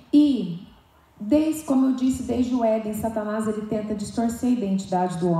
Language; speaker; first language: Portuguese; native; Portuguese